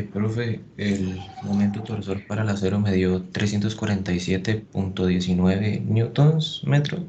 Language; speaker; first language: Spanish; native; Spanish